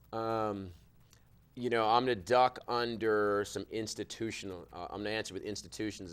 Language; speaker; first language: English; native; English